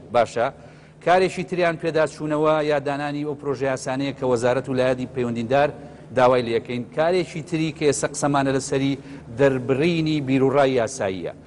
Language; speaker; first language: Central Kurdish; native; Central Kurdish